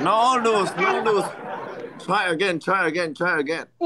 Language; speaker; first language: English; non-native, learner; Chinese